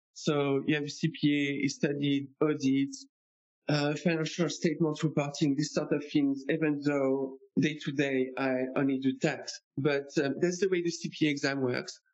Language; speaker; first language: English; non-native, fluent; French